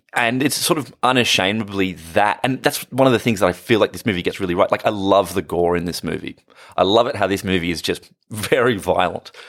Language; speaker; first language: English; native; English